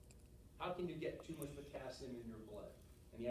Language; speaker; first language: English; native; English